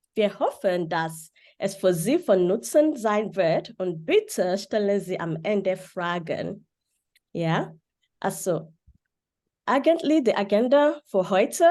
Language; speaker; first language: German; non-native, learner; Yoruba